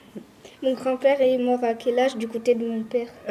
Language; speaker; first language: French; early bilingual, other home language; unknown